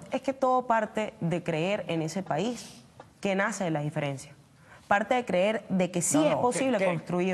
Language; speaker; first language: Spanish; native; Spanish